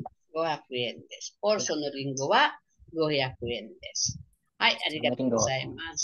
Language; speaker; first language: Japanese; non-native, fluent; Filipino